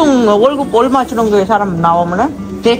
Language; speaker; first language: Korean; non-native, fluent; Sinhala